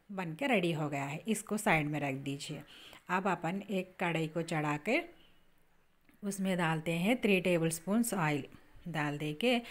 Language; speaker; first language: Hindi; native; Hindi